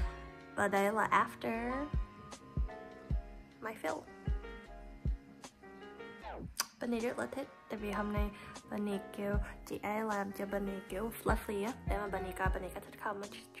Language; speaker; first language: Vietnamese; early bilingual, heritage; Vietnamese